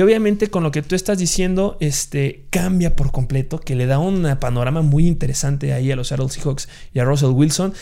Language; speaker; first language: Spanish; native; Spanish